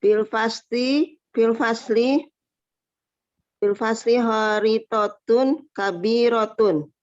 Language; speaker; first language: Arabic; non-native, learner; Indonesian